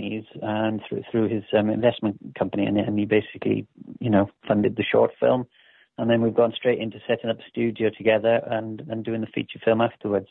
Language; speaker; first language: English; native; English